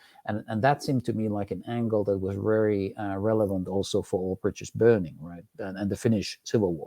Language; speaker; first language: English; non-native, fluent; Finnish